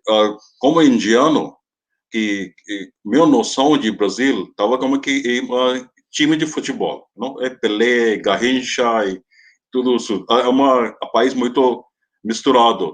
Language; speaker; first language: Portuguese; non-native, fluent; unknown